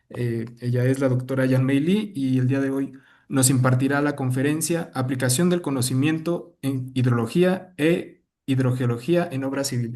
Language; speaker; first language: Spanish; native; Spanish